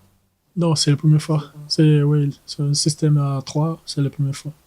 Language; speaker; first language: French; non-native, learner; Portuguese